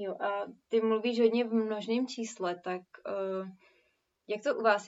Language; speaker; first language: Czech; native; Czech